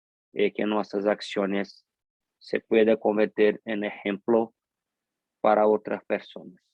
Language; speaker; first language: Spanish; non-native, fluent; Portuguese